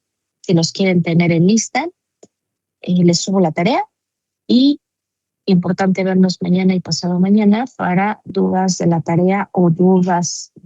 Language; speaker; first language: Spanish; native; Spanish